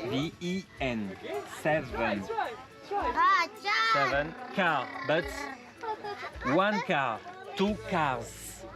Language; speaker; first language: English; non-native, learner; French